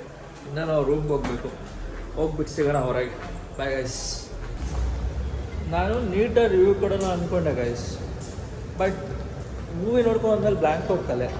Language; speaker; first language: Kannada; native; Kannada